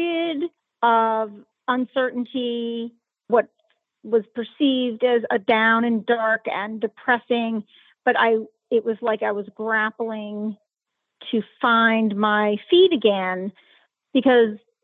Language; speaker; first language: English; native; English